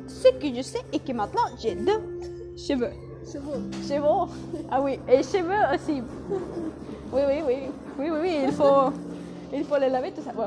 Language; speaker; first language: French; non-native, learner; Spanish